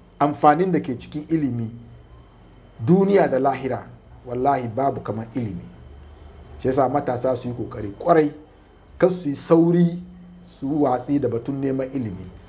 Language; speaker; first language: Hausa; non-native, local second language; Fula